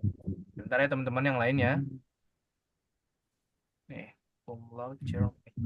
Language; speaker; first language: Indonesian; native; Indonesian